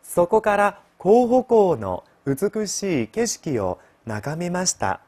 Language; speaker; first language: Japanese; non-native, fluent; Chinese